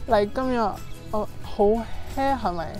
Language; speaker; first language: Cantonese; non-native, fluent; English